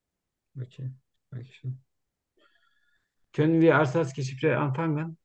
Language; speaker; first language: German; non-native, learner; Turkish